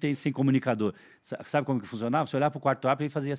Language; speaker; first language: Portuguese; native; Portuguese